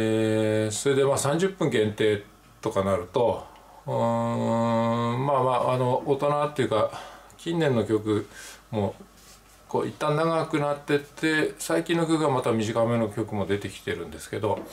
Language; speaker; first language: Japanese; native; Japanese